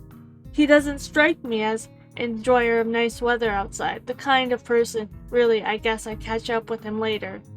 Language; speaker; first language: English; native; English